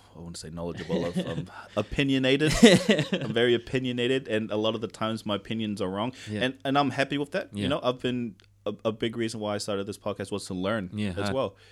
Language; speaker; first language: English; non-native, fluent; Tongan